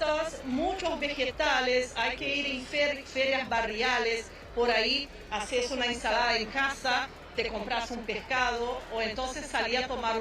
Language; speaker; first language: Spanish; non-native, fluent; Portuguese